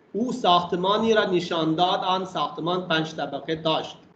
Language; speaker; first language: Persian; non-native, fluent; Urdu